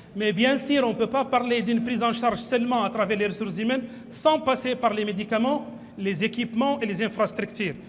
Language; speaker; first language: French; non-native, local second language; Arabic